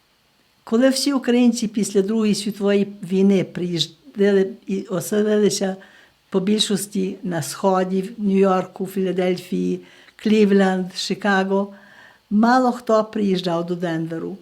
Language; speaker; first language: Ukrainian; early bilingual, heritage; Ukrainian